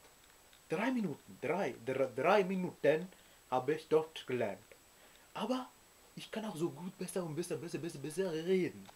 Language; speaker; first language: German; early bilingual, other home language; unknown